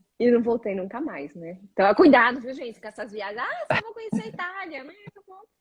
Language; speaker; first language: Portuguese; native; Portuguese